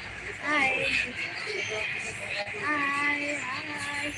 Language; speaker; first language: Hindi; non-native, local second language; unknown